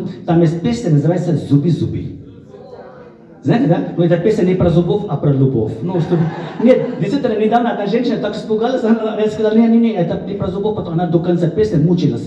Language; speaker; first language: Russian; non-native, fluent; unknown